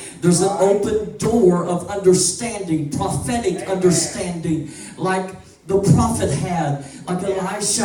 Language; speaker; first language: English; native; English